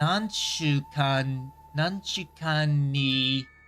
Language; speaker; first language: Japanese; non-native, learner; English